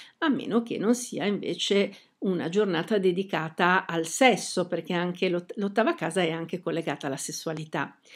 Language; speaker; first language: Italian; native; Italian